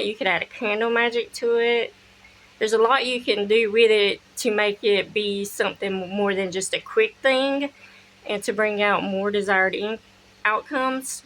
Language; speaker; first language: English; native; English